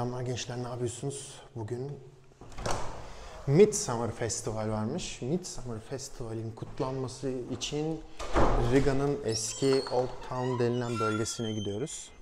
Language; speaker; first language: Turkish; native; Turkish